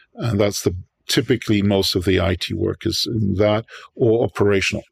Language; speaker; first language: English; native; English